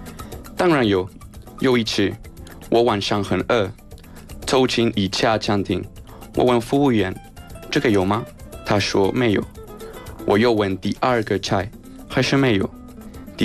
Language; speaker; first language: Chinese; non-native, fluent; Spanish